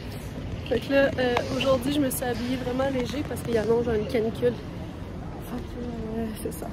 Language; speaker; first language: French; native; French